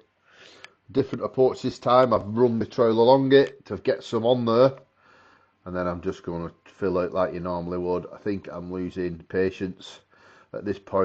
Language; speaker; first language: English; native; English